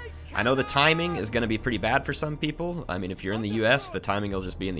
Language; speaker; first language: English; native; English